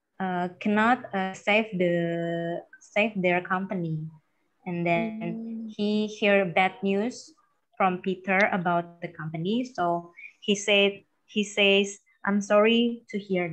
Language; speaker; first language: English; non-native, fluent; Indonesian